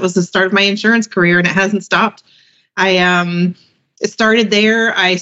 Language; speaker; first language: English; native; English